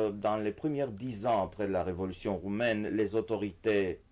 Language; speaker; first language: French; non-native, fluent; Romanian